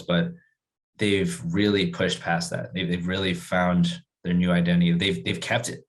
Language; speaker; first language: English; native; English